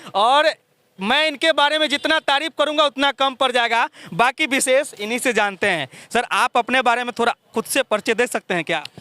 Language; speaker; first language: Hindi; native; Hindi